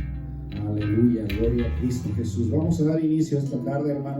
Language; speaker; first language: Spanish; native; Spanish